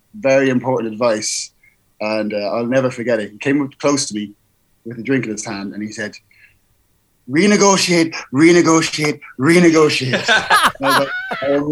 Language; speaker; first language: English; native; English